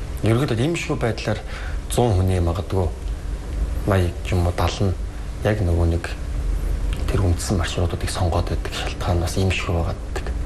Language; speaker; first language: Mongolian; native; Mongolian